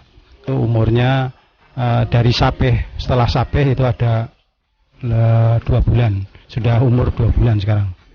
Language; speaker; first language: Indonesian; non-native, local second language; Javanese